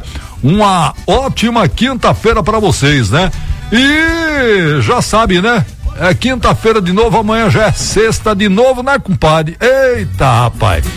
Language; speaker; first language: Portuguese; native; Portuguese